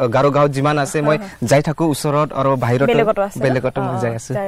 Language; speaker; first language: Assamese; non-native, local second language; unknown